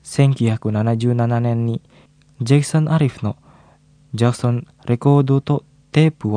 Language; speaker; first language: Japanese; non-native, fluent; Indonesian